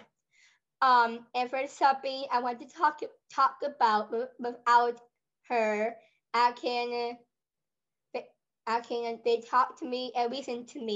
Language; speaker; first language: English; native; English